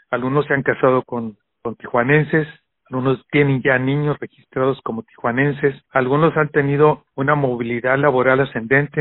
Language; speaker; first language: Spanish; native; Spanish